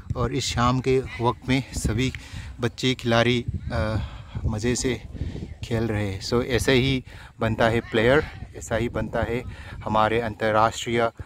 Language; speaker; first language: Hindi; non-native, local second language; Manipuri